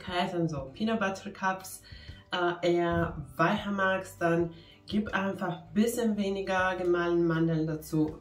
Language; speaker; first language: German; non-native, fluent; Finnish